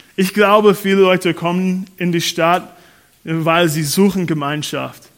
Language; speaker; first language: German; non-native, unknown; English